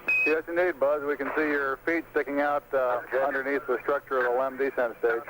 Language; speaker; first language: English; native; English